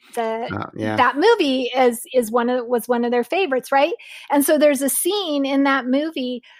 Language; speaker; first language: English; native; English